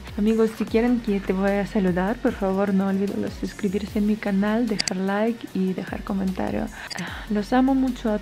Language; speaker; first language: Spanish; non-native, fluent; Ukrainian